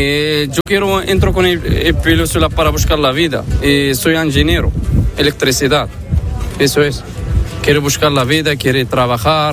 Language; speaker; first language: Spanish; non-native, learner; Arabic